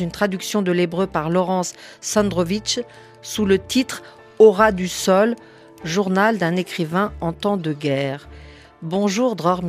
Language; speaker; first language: French; native; French